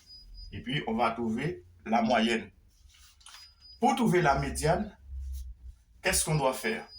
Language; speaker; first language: French; non-native, local second language; Haitian Creole